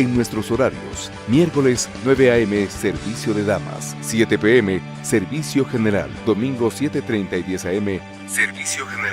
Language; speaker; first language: Spanish; native; Spanish